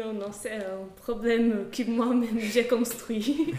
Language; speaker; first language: French; non-native, fluent; Portuguese